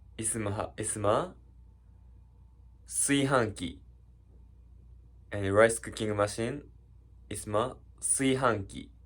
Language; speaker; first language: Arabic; non-native, learner; Japanese